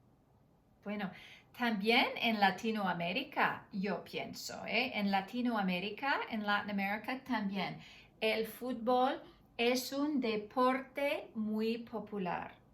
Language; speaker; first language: Spanish; non-native, fluent; English